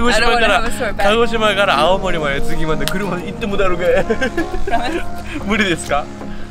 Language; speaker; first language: Japanese; native; Japanese